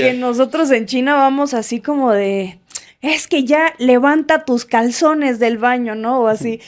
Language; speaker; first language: Spanish; native; Spanish